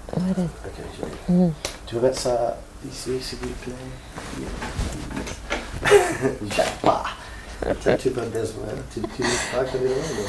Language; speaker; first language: French; non-native, learner; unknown